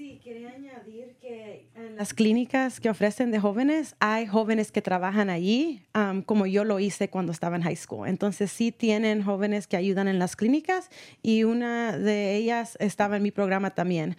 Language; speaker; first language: Spanish; early bilingual, heritage; Spanish